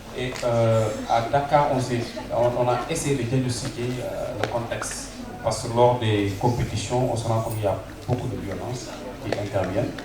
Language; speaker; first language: French; non-native, local second language; Wolof